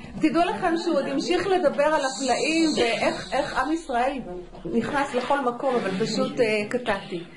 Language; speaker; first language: Hebrew; native; Hebrew